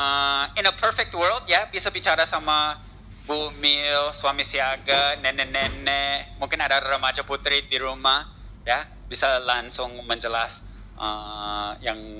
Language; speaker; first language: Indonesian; non-native, learner; English